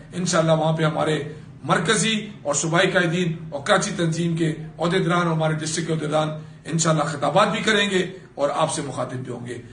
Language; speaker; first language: Urdu; native; Urdu